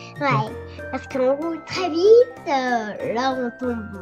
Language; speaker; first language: French; native; French